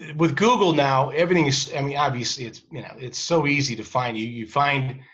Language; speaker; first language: English; native; English